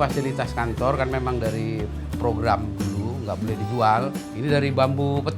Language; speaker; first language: Indonesian; native; Indonesian